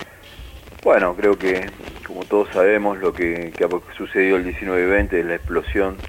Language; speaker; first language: Spanish; native; Spanish